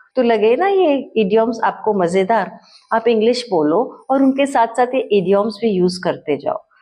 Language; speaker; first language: Hindi; native; Hindi